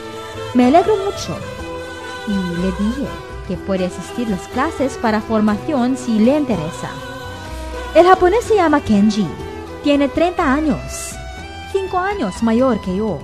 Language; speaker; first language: Spanish; non-native, fluent; Filipino